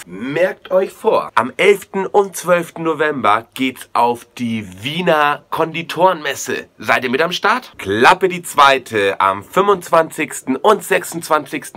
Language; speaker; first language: German; native; German